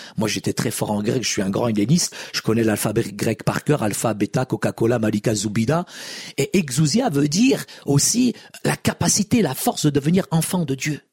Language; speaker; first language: French; non-native, local second language; Arabic